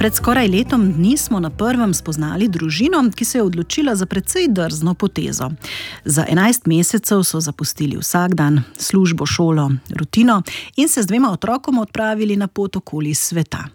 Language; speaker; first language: Slovenian; native; Slovenian